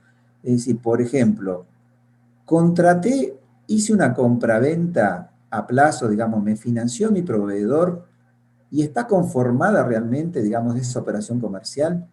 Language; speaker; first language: Spanish; native; Spanish